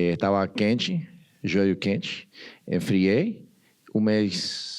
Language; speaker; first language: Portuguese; non-native, learner; Spanish